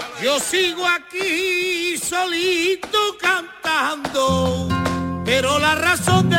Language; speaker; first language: Spanish; native; Spanish